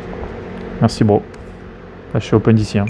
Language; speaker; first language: French; native; French